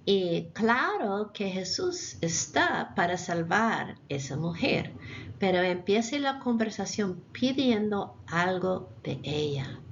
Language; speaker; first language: Spanish; non-native, fluent; English